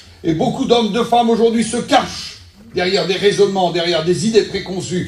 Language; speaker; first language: French; native; French